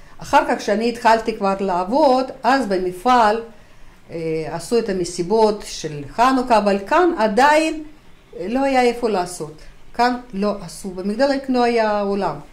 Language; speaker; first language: Hebrew; non-native, fluent; Russian